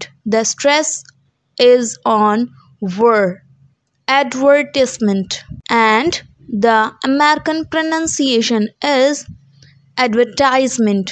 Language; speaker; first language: English; non-native, local second language; Hindi